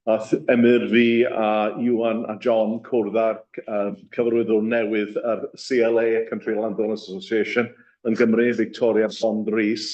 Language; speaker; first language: Welsh; native; Welsh